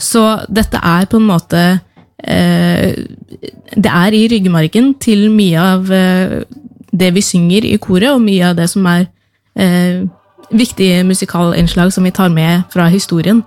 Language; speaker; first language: Norwegian; native; Norwegian